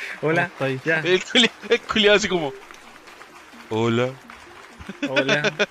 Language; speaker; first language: Spanish; native; Spanish